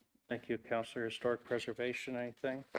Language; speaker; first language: English; native; English